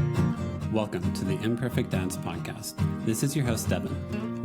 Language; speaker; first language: English; native; English